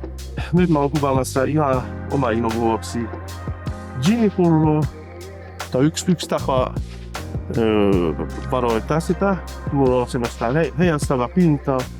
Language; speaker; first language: Finnish; non-native, fluent; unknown